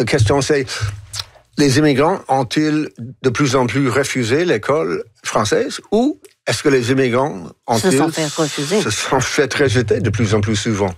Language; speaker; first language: French; non-native, local second language; English